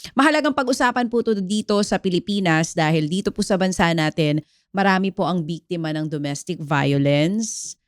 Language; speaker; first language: Filipino; native; Filipino